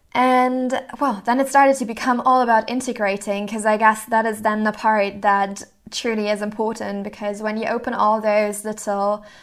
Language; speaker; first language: English; non-native, fluent; German